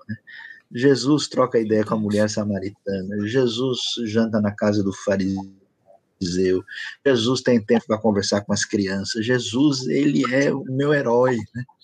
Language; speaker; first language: Portuguese; native; Portuguese